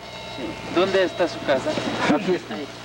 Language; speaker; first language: Spanish; non-native, learner; Korean